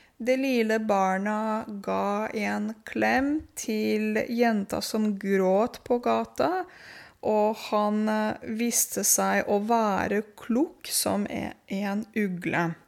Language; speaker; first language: Norwegian; non-native, fluent; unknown